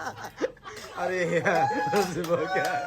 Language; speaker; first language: Hindi; non-native, local second language; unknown